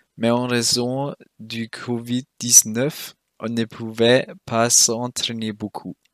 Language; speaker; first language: French; non-native, fluent; German